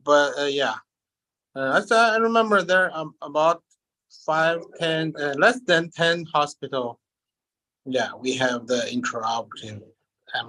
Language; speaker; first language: English; non-native, learner; Chinese